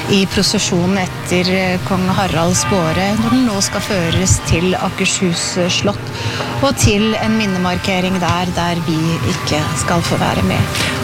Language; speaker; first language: Norwegian; native; Norwegian